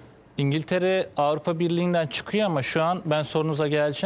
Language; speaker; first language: Turkish; native; Turkish